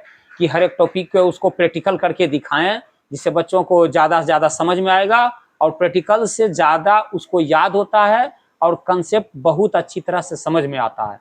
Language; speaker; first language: Hindi; native; Hindi